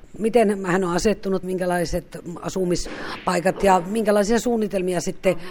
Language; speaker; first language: Finnish; native; Finnish